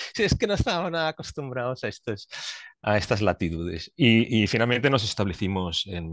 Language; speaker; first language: Spanish; non-native, fluent; Swiss German